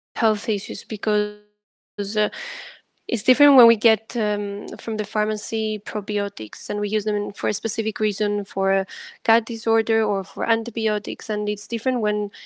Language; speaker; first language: English; non-native, fluent; Greek